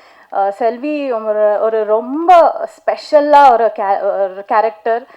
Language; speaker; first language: Tamil; non-native, learner; Kannada